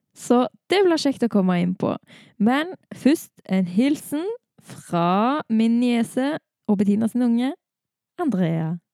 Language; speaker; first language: Norwegian; native; Norwegian